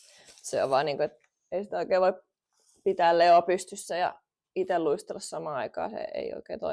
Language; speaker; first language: Finnish; native; Finnish